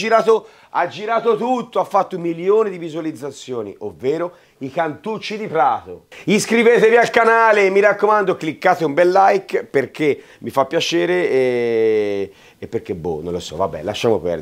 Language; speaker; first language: Italian; native; Italian